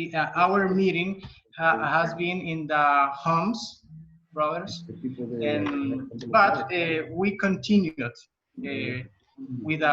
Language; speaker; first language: English; non-native, learner; Spanish